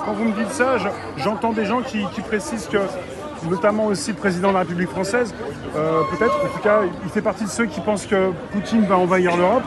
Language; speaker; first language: French; native; French